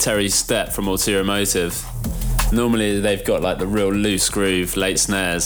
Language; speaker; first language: English; native; English